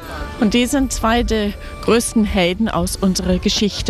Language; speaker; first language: German; non-native, fluent; English